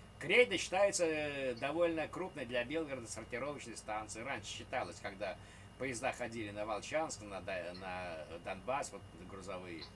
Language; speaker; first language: Russian; native; Russian